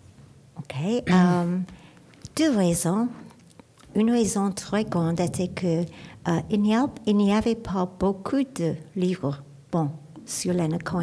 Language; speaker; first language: French; non-native, learner; English